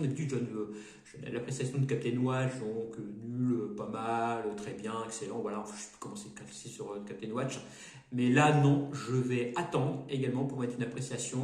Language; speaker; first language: French; native; French